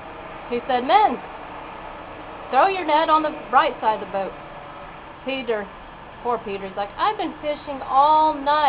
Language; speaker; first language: English; native; English